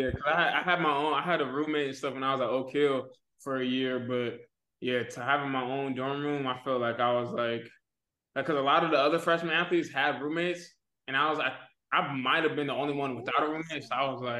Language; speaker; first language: English; native; English